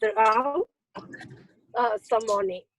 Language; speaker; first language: English; non-native, learner; Spanish